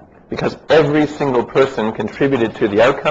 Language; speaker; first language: English; native; English